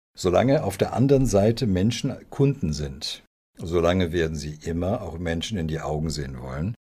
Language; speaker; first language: German; early bilingual, other home language; Serbian